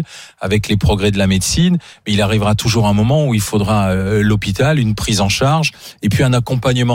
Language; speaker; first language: French; native; French